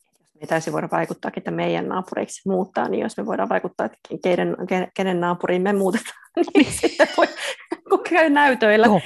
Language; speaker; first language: Finnish; native; Finnish